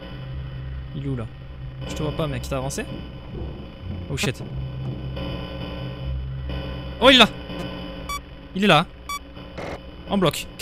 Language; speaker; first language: French; native; French